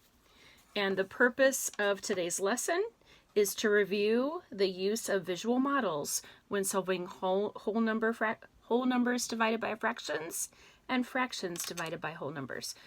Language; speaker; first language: English; native; English